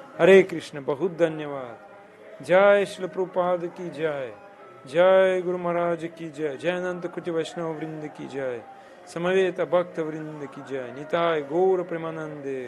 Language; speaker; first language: Hindi; non-native, fluent; Russian